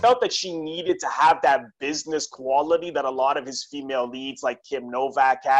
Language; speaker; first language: English; native; English